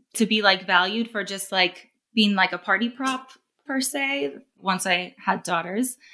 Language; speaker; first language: English; native; English